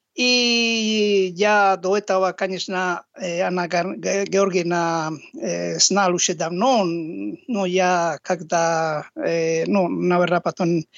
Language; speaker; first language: Russian; non-native, learner; Basque